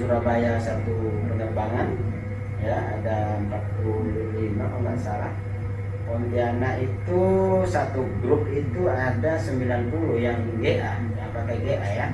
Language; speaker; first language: Indonesian; native; Indonesian